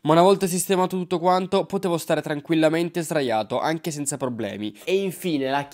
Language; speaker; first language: Italian; native; Italian